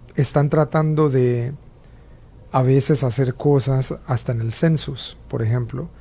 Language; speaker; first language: Spanish; native; Spanish